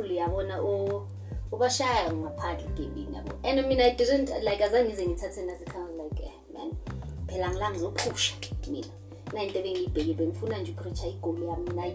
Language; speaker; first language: English; non-native, local second language; Zulu